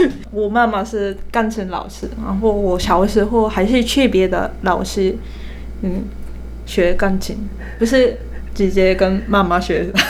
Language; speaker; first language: Chinese; non-native, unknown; Japanese